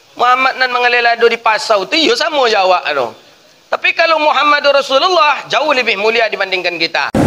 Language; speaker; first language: Malay; native; Malay